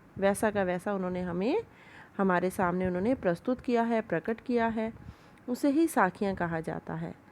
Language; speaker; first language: Hindi; native; Hindi